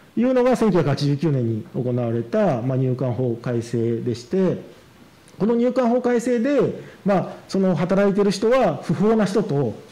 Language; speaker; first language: Japanese; native; Japanese